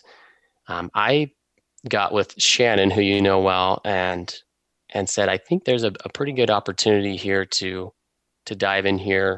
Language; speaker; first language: English; native; English